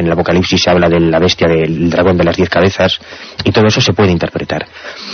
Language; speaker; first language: Spanish; native; Spanish